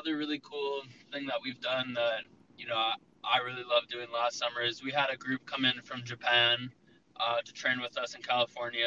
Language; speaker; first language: English; native; English